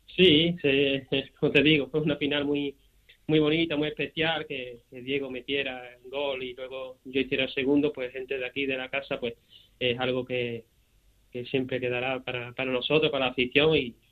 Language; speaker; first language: Spanish; native; Spanish